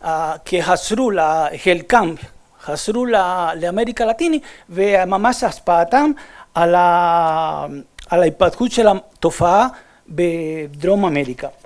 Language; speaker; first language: Hebrew; non-native, fluent; Spanish